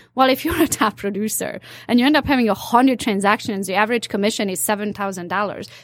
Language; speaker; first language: English; non-native, fluent; Hungarian